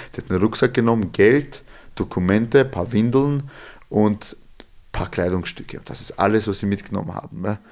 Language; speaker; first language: German; early bilingual, other home language; Serbian